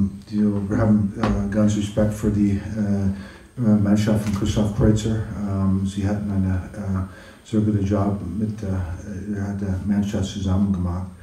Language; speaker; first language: German; non-native, learner; English